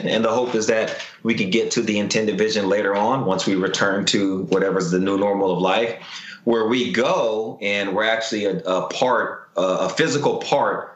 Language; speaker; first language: English; native; English